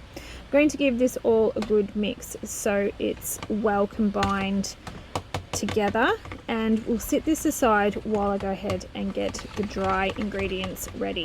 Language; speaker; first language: English; native; English